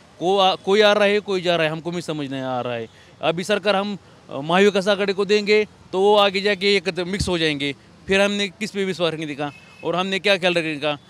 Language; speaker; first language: Hindi; non-native, local second language; Marathi